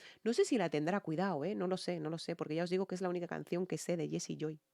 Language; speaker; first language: Spanish; native; Spanish